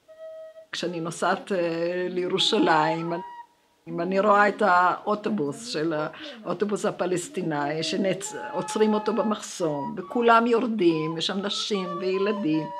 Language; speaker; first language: Hebrew; early bilingual, other home language; Romanian